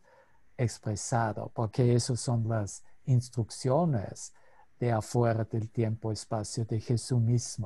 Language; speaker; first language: Spanish; non-native, fluent; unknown